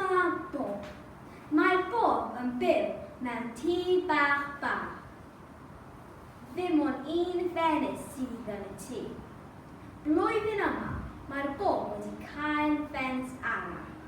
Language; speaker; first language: Welsh; non-native, learner; English